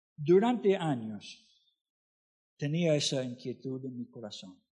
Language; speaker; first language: Spanish; non-native, fluent; English